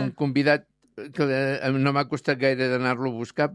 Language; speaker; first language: Catalan; native; Catalan